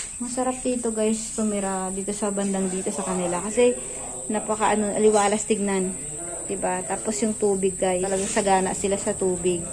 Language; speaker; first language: Filipino; non-native, local second language; Bikol